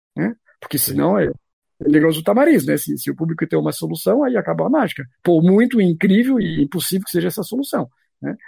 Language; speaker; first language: Portuguese; non-native, fluent; French